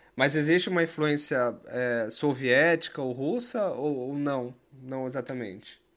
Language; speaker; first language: Portuguese; native; Portuguese